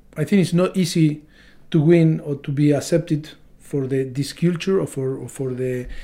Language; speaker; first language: English; non-native, learner; Spanish